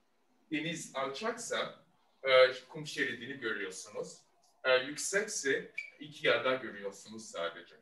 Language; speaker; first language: Turkish; non-native, fluent; Malagasy